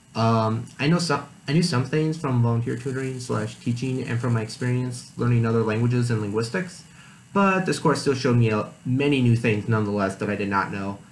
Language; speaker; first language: English; native; English